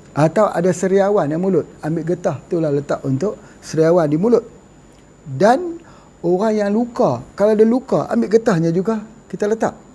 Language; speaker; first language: Malay; native; Malay